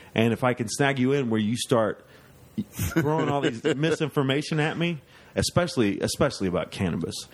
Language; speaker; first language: English; native; English